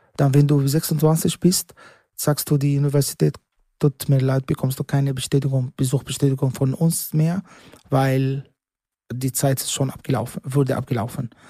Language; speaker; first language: German; non-native, learner; Arabic